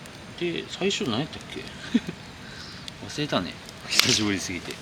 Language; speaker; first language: Japanese; native; Japanese